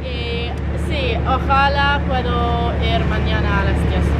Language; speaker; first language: Spanish; non-native, learner; English